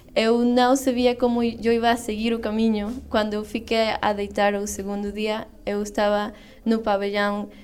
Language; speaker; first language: Portuguese; non-native, learner; Spanish